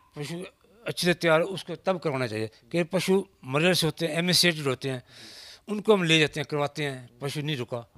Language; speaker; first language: Hindi; native; Hindi